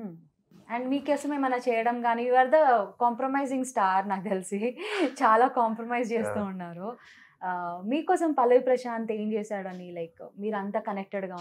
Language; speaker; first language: Telugu; native; Telugu